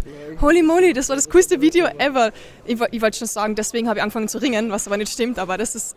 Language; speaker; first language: German; native; German